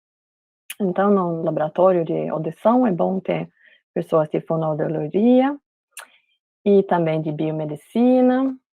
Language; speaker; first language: Portuguese; non-native, fluent; Swedish